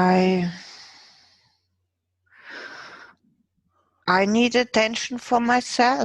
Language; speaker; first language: English; non-native, fluent; German